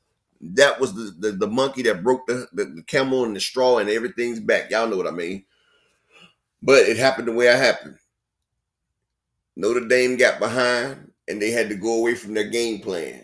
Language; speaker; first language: English; native; English